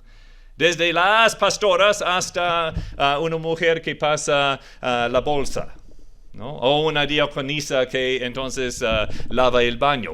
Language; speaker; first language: Spanish; non-native, fluent; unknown